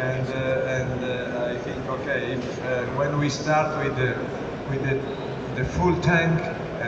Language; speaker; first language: English; non-native, learner; Italian